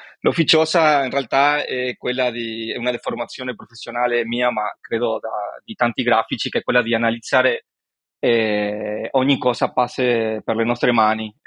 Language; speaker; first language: Italian; non-native, fluent; Spanish